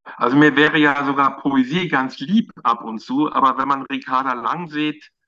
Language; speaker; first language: German; native; German